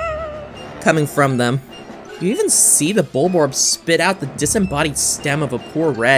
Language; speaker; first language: English; native; English